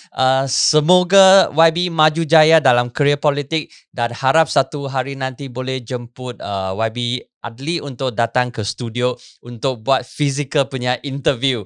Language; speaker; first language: Malay; non-native, local second language; Chinese